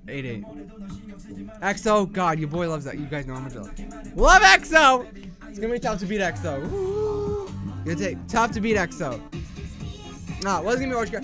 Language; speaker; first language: English; native; English